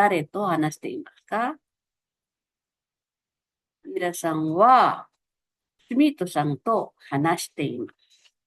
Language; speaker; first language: Japanese; non-native, fluent; Filipino